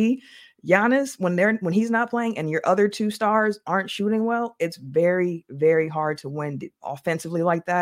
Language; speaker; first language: English; native; English